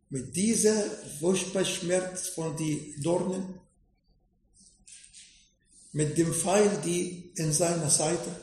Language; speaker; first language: German; non-native, fluent; Arabic